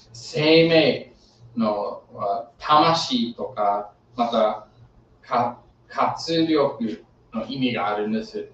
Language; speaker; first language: Japanese; non-native, fluent; English